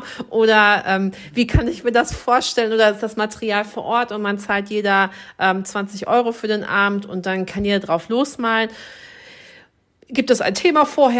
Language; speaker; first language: German; native; German